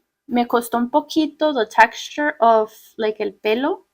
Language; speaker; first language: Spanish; early bilingual, heritage; Spanish